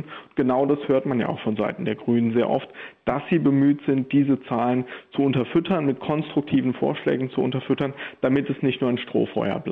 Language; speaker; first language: German; native; German